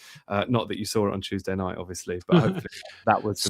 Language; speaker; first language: English; native; English